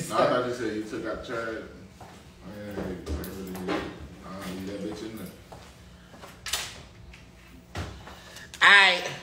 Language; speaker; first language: English; native; English